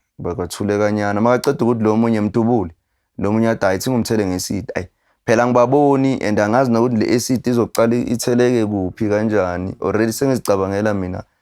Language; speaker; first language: Zulu; native; Zulu